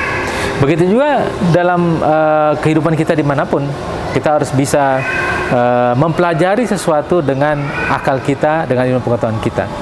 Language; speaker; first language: Indonesian; native; Indonesian